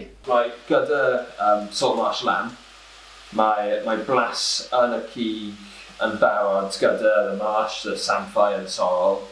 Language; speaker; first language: Welsh; non-native, local second language; English